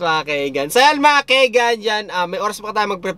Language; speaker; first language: Filipino; native; Filipino